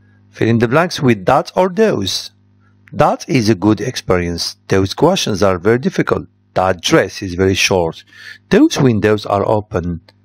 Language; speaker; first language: English; non-native, fluent; Arabic